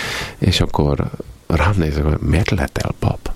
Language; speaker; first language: Hungarian; non-native, fluent; Italian